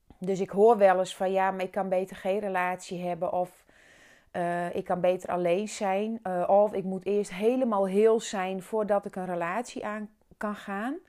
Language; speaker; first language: Dutch; non-native, local second language; Western Frisian